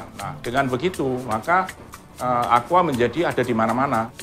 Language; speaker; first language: Indonesian; native; Indonesian